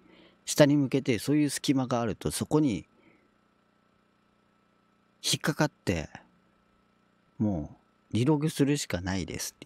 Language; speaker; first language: Japanese; native; Japanese